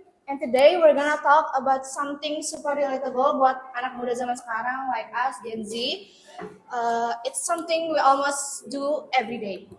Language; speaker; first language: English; non-native, learner; Indonesian